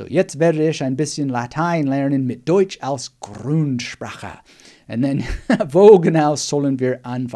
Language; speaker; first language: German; non-native, learner; English